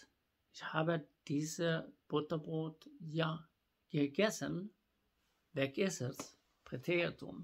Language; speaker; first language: German; non-native, fluent; Swedish